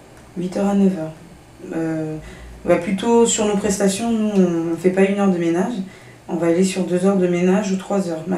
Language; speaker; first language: French; native; French